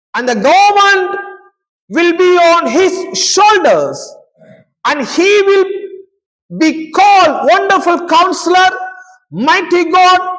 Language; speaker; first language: English; non-native, local second language; Telugu